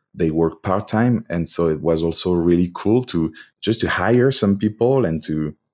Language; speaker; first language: English; non-native, fluent; French